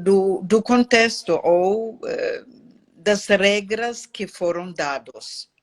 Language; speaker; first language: Portuguese; non-native, learner; German